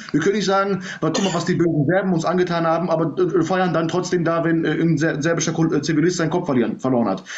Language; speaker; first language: German; early bilingual, other home language; Serbian